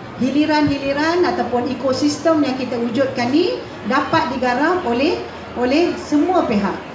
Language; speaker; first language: Malay; native; Malay